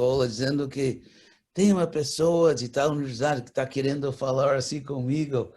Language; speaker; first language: Portuguese; non-native, fluent; English